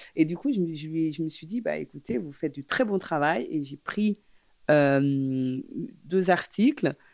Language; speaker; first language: French; early bilingual, other home language; Fula